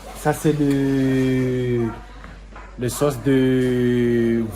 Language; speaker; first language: French; non-native, learner; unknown